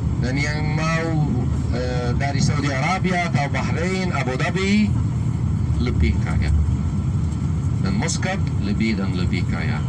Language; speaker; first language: Indonesian; non-native, learner; Arabic